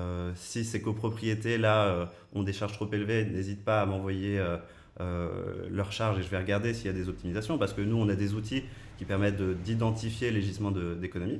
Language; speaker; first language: French; native; French